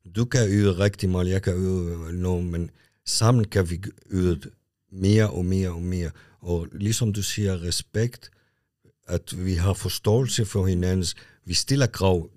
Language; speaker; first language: Danish; non-native, fluent; Arabic